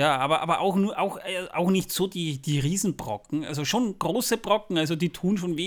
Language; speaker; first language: German; native; German